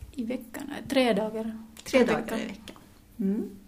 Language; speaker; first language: Swedish; non-native, learner; Indonesian